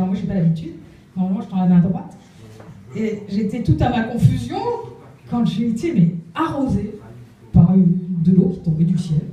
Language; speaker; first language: French; native; French